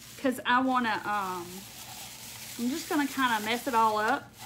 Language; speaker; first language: English; native; English